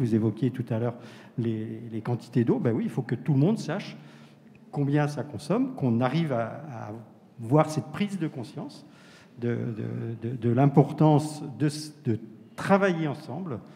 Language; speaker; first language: French; native; French